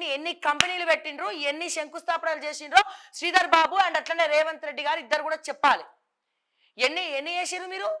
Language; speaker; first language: Telugu; native; Telugu